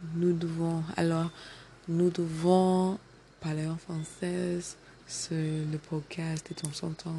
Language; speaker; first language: French; non-native, learner; English